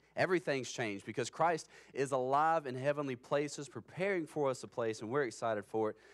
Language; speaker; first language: English; native; English